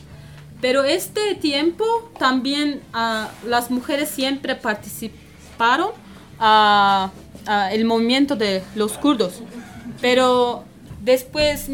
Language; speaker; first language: Spanish; non-native, learner; Kurdish